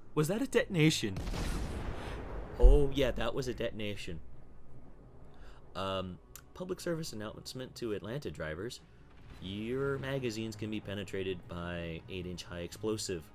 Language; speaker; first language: English; native; English